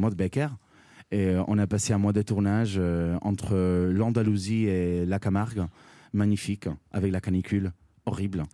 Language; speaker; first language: French; non-native, fluent; Spanish